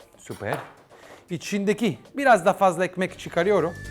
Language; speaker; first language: Turkish; non-native, learner; Italian